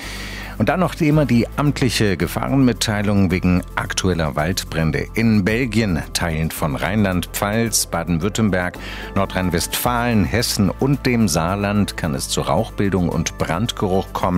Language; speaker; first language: German; native; German